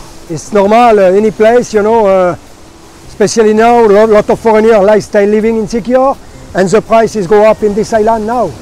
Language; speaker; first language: English; non-native, learner; French